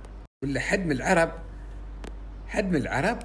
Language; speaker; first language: Arabic; native; Arabic